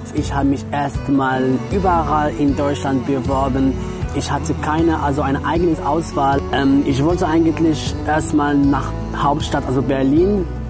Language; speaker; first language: German; non-native, fluent; Arabic